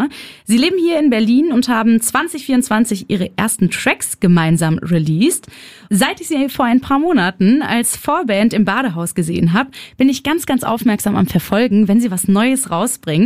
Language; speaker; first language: German; native; German